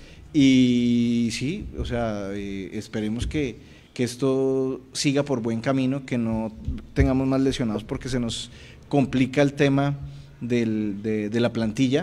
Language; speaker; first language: Spanish; native; Spanish